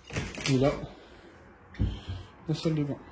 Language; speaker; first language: French; native; French